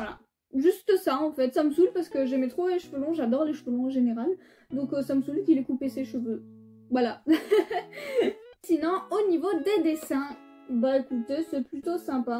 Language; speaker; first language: French; native; French